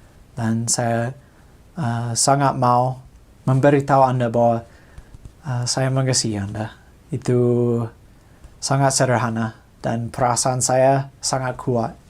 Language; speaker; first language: Indonesian; non-native, fluent; English